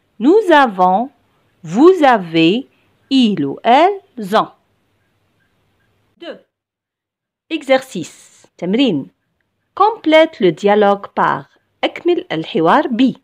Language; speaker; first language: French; non-native, local second language; Arabic